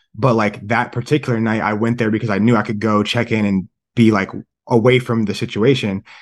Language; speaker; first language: English; native; English